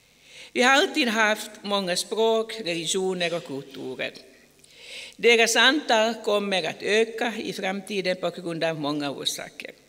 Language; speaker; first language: Swedish; non-native, fluent; Finnish